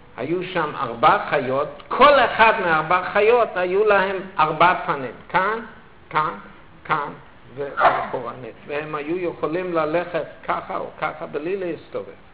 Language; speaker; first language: Hebrew; non-native, fluent; German